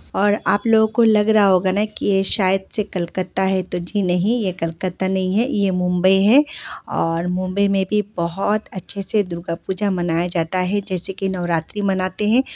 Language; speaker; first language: Hindi; non-native, local second language; Bangla